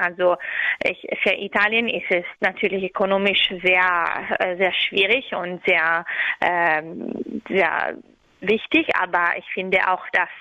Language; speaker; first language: German; non-native, learner; Italian